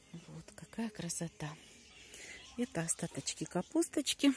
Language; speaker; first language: Russian; native; Russian